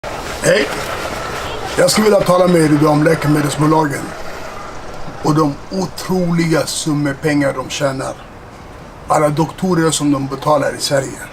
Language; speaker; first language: Swedish; non-native, fluent; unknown